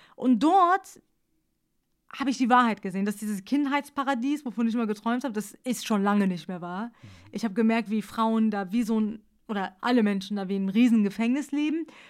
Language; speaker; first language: German; early bilingual, other home language; Persian